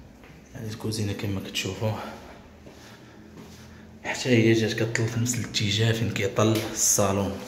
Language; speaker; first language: Arabic; native; Arabic